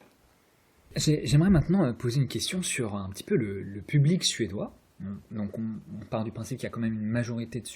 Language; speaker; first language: French; native; French